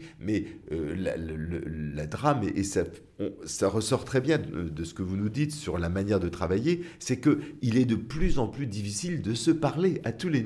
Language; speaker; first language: French; native; French